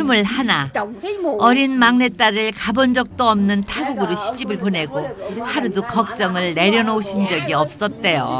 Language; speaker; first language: Korean; native; Korean